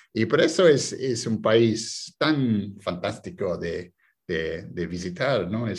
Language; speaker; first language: Spanish; non-native, fluent; English